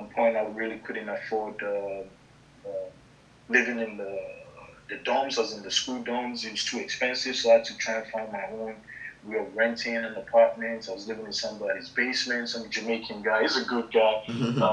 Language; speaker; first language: English; native; English